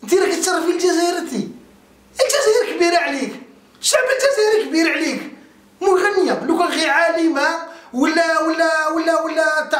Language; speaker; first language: Arabic; native; Arabic